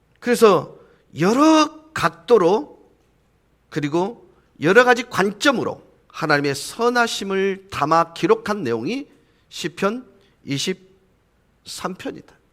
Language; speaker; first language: Korean; native; Korean